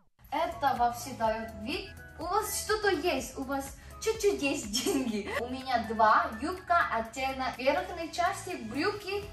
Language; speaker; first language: Russian; non-native, fluent; Korean